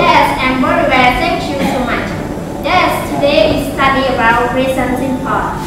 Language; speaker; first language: English; non-native, learner; Khmer